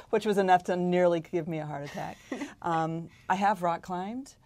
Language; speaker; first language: English; native; English